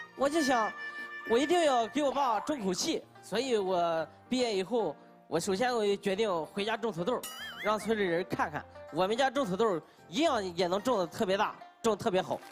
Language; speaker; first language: Chinese; native; Chinese